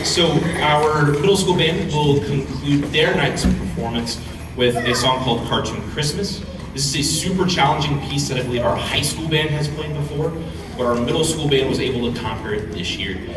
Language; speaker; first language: English; native; English